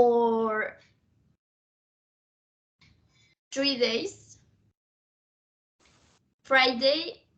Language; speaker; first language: English; non-native, learner; Spanish